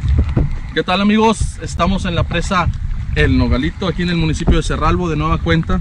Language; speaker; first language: Spanish; native; Spanish